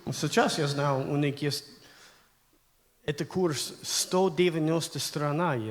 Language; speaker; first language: Russian; non-native, learner; English